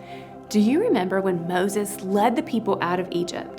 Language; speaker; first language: English; native; English